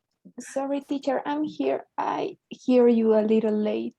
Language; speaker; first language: English; non-native, learner; Spanish